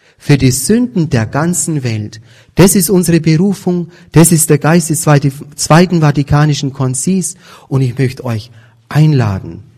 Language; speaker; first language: German; native; German